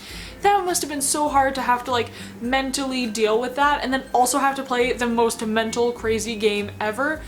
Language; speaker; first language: English; native; English